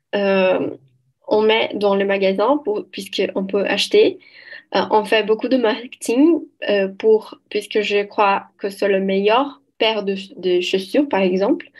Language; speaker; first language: French; non-native, learner; Portuguese